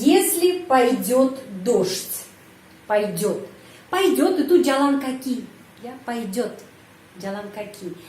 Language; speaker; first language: Russian; non-native, fluent; Indonesian